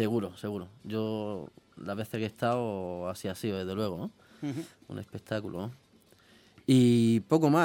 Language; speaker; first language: Spanish; native; Spanish